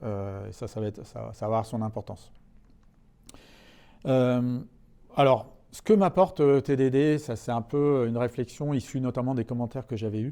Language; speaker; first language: French; native; French